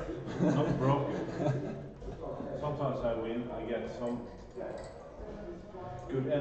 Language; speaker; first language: English; non-native, learner; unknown